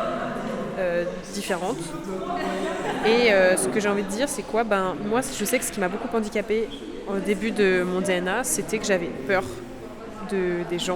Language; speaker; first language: French; native; French